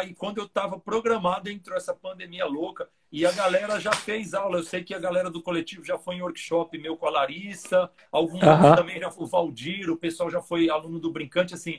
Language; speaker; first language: Portuguese; native; Portuguese